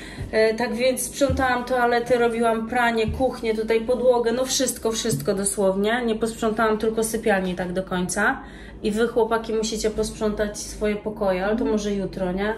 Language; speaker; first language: Polish; native; Polish